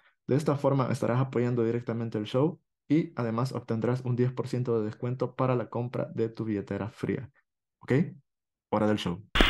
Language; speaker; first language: Spanish; native; Spanish